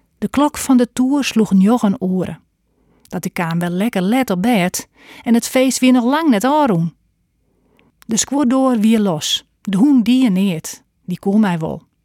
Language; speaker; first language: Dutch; native; Dutch